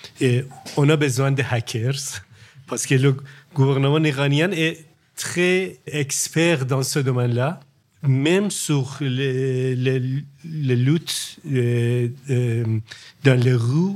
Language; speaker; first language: French; non-native, learner; Persian